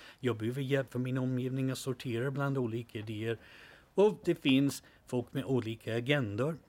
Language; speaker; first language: Swedish; non-native, fluent; English